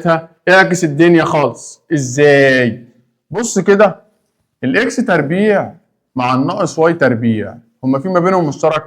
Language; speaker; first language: Arabic; native; Arabic